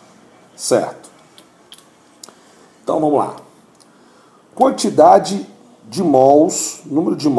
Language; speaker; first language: Portuguese; native; Portuguese